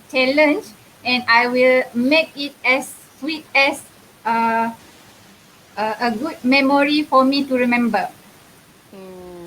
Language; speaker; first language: English; non-native, local second language; Malay